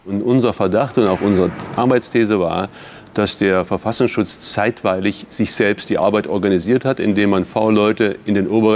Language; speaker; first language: German; native; German